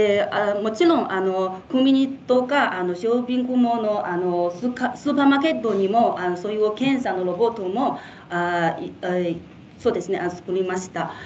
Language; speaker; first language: Japanese; non-native, fluent; Chinese